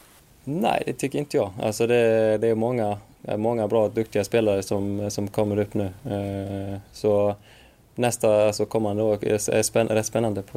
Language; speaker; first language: Swedish; non-native, fluent; Icelandic